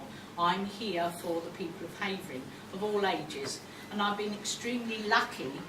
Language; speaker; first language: English; native; English